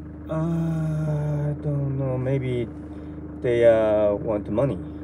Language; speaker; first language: English; non-native, learner; Korean